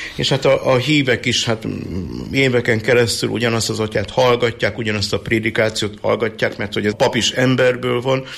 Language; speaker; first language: Hungarian; native; Hungarian